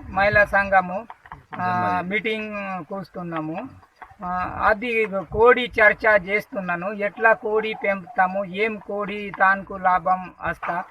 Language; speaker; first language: Telugu; non-native, local second language; Gondi